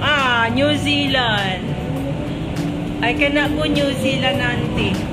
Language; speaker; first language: English; non-native, learner; Filipino